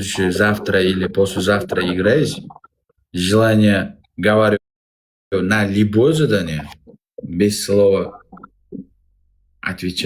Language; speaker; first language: Russian; non-native, local second language; Uzbek